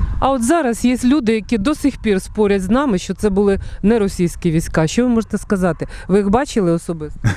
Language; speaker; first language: Ukrainian; native; Ukrainian